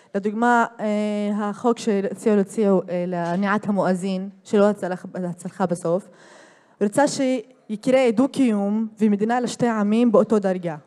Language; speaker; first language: Hebrew; non-native, local second language; Arabic